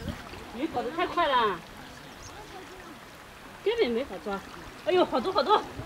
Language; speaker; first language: Chinese; native; Chinese